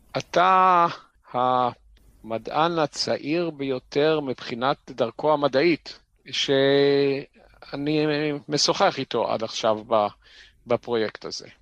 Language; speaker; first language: Hebrew; native; Hebrew